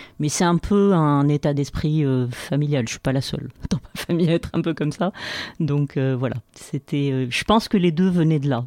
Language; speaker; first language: French; non-native, local second language; Arabic